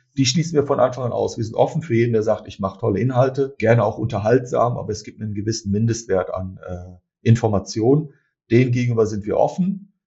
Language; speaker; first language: German; early bilingual, other home language; Turkish